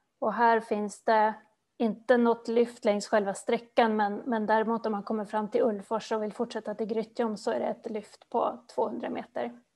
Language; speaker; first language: Swedish; native; Swedish